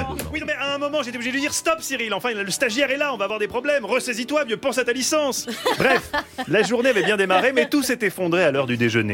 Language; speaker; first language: French; native; French